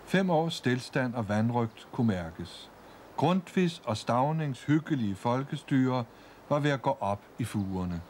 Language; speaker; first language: Danish; native; Danish